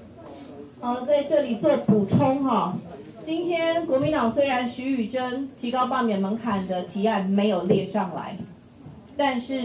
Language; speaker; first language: Chinese; native; Chinese